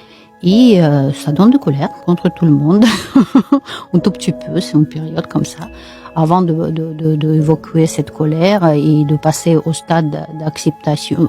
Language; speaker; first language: French; non-native, fluent; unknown